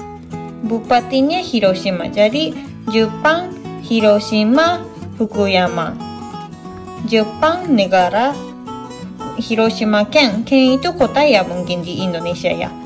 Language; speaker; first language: Indonesian; non-native, fluent; Japanese